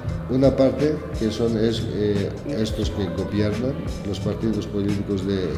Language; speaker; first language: Spanish; non-native, learner; Greek